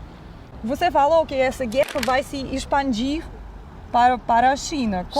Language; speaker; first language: Portuguese; non-native, fluent; Russian